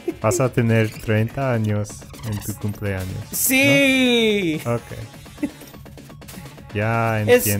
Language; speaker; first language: Spanish; non-native, learner; English